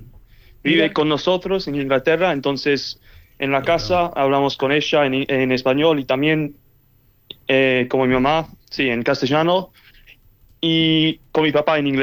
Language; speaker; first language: Spanish; early bilingual, heritage; English